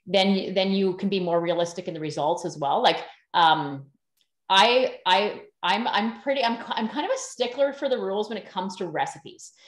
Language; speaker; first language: English; native; English